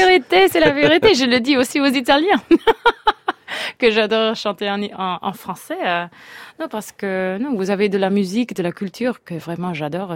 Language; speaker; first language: French; non-native, fluent; Spanish